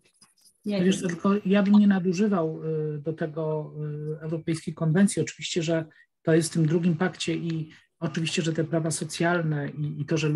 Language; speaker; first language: Polish; native; Polish